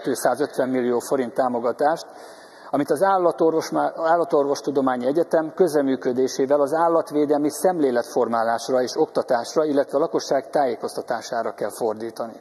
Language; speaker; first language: Hungarian; native; Hungarian